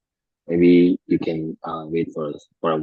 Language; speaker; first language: English; non-native, learner; Indonesian